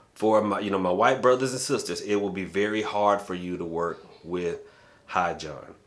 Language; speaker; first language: English; native; English